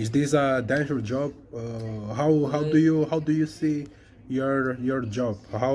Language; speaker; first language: English; non-native, learner; Portuguese